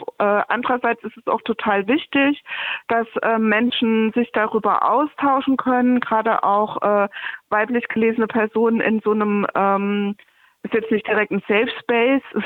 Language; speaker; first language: German; native; German